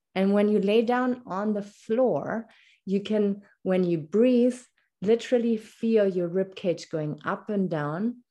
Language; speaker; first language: English; non-native, fluent; German